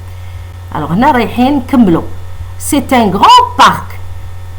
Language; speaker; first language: French; non-native, local second language; Arabic